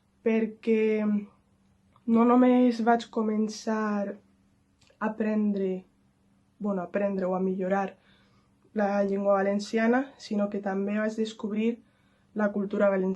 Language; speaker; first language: Catalan; non-native, local second language; Spanish